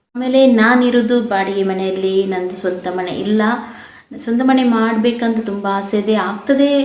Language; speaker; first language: Kannada; non-native, local second language; Konkani